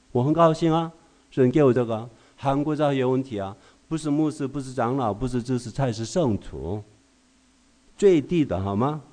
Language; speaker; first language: Chinese; non-native, fluent; Korean